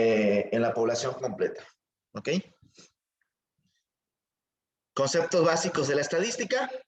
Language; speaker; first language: Spanish; native; Spanish